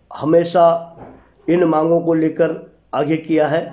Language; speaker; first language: Hindi; native; Hindi